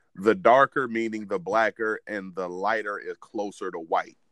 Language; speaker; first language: English; native; English